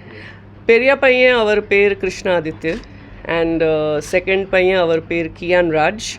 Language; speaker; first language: Tamil; non-native, fluent; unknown